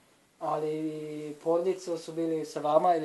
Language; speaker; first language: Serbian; non-native, learner; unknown